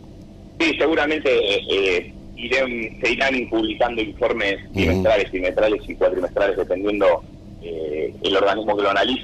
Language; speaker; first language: Spanish; native; Spanish